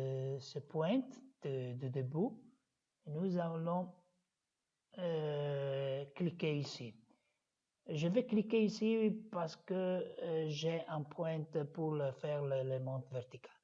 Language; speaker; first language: French; non-native, fluent; Italian